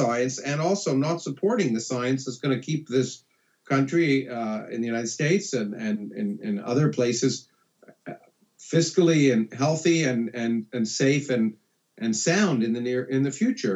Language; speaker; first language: English; native; English